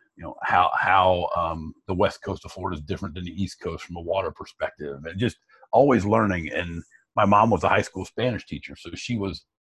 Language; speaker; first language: English; native; English